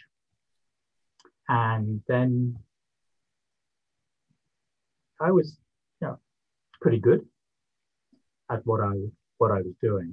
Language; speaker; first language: English; native; English